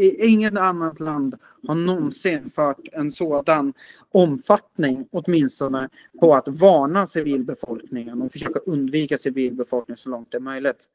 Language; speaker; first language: Swedish; native; Swedish